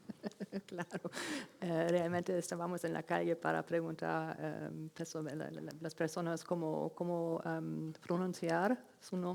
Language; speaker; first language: Spanish; non-native, fluent; German